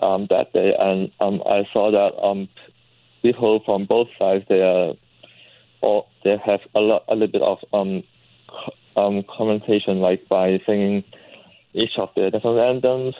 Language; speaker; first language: English; non-native, local second language; Cantonese